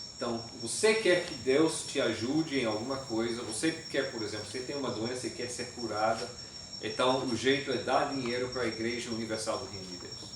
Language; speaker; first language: Portuguese; non-native, fluent; English